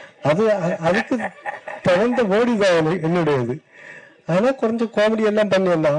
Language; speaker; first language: Tamil; non-native, learner; Malayalam